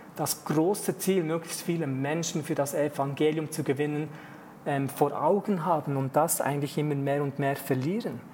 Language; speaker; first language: German; native; German